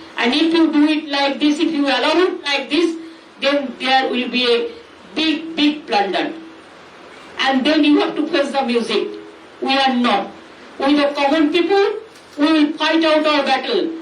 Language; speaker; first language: English; non-native, local second language; Bangla